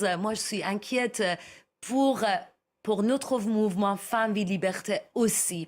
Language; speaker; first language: French; non-native, learner; Persian